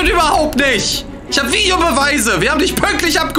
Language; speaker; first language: German; native; German